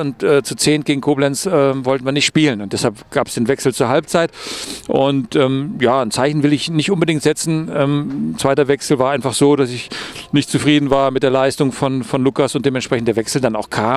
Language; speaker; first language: German; native; German